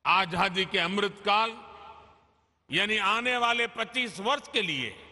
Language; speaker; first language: Hindi; non-native, local second language; Gujarati